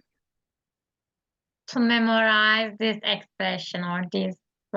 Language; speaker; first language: English; non-native, learner; Turkish